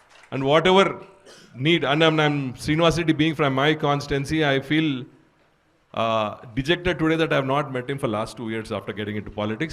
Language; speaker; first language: English; non-native, local second language; Telugu